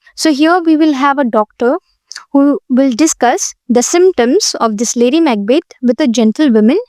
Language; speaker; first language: English; non-native, local second language; Hindi